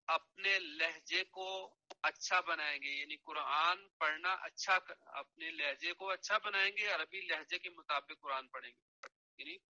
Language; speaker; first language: Urdu; non-native, local second language; Punjabi